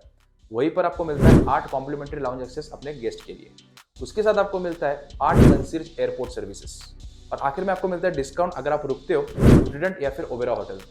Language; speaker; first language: Hindi; native; Hindi